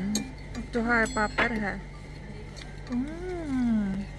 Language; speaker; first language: Swedish; non-native, learner; Filipino